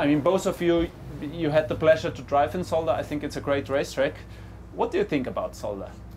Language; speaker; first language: English; non-native, fluent; German